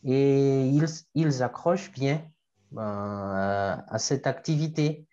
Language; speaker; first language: French; non-native, local second language; Malagasy